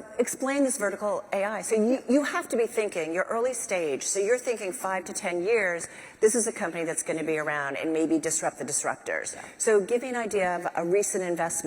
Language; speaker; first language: English; native; English